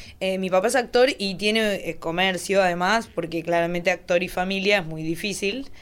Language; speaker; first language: Spanish; native; Spanish